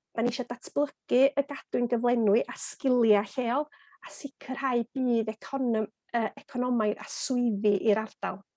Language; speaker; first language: Welsh; native; Welsh